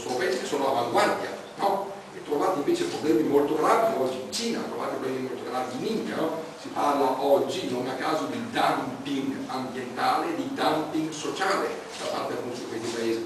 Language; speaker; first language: Italian; native; Italian